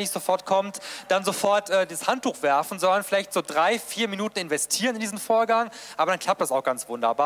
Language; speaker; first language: German; native; German